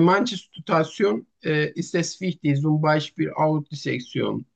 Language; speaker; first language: German; non-native, learner; Turkish